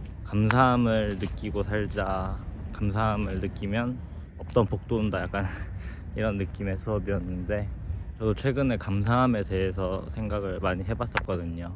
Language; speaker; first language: Korean; native; Korean